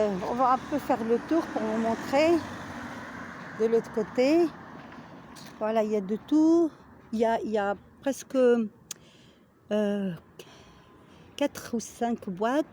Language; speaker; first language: French; non-native, local second language; Arabic